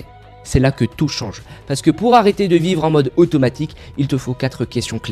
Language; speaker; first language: French; native; French